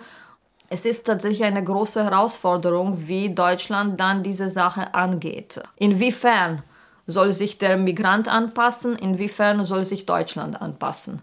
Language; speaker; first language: German; non-native, fluent; Romanian